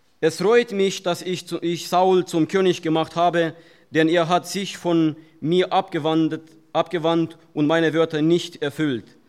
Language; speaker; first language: German; non-native, fluent; Russian